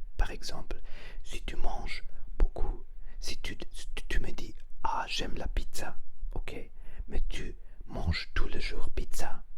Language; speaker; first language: French; non-native, learner; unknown